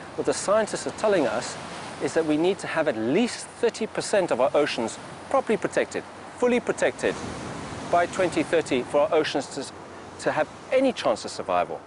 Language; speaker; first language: English; native; English